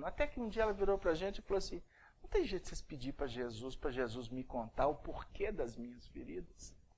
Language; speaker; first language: Portuguese; native; Portuguese